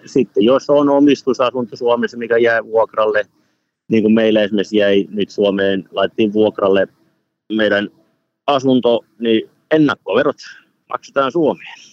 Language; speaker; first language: Finnish; native; Finnish